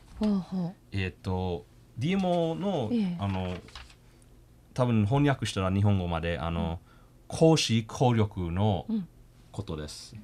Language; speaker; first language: Japanese; non-native, fluent; English